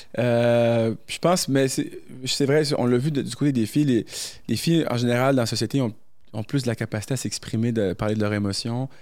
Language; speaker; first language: French; early bilingual, other home language; Arabic